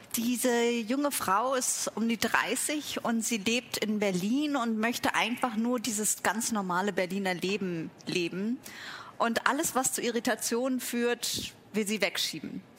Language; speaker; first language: German; early bilingual, other home language; Vietnamese